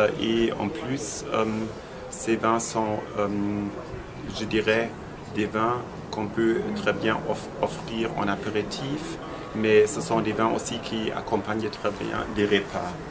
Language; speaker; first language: French; non-native, fluent; German